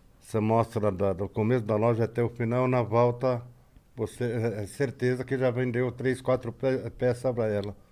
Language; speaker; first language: Portuguese; non-native, fluent; Arabic